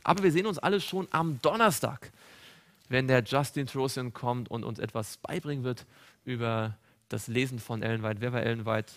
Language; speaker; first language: German; native; German